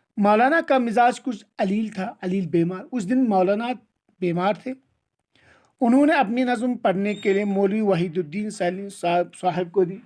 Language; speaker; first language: Urdu; non-native, local second language; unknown